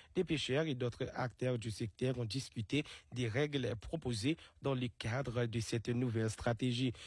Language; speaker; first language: French; non-native, local second language; Seselwa Creole French